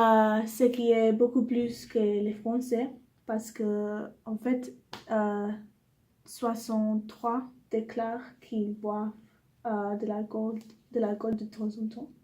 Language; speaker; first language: French; non-native, learner; English